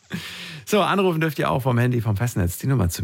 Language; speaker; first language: German; native; German